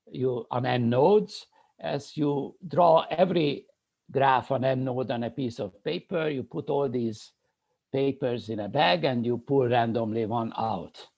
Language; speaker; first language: English; non-native, fluent; Hungarian